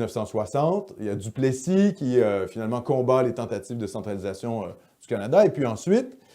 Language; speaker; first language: French; native; French